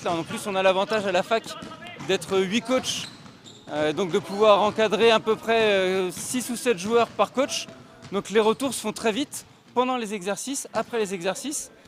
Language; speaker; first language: French; native; French